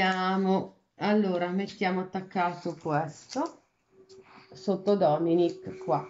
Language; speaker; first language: Italian; native; Italian